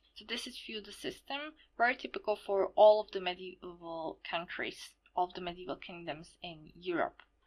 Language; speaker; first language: English; non-native, fluent; Slovak